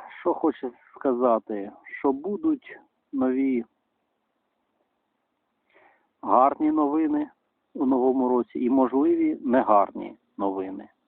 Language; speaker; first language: Ukrainian; non-native, local second language; Russian